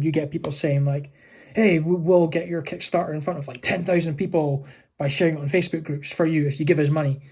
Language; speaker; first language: English; native; English